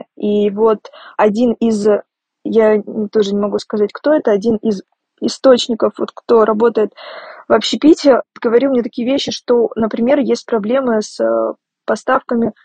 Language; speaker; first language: Russian; native; Russian